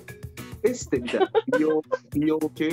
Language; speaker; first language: Japanese; native; Japanese